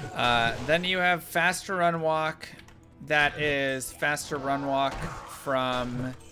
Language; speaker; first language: English; native; English